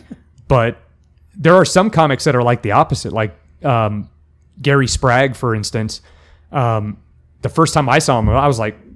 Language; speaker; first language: English; native; English